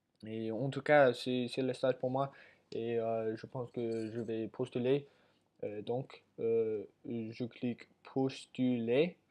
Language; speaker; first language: French; non-native, learner; English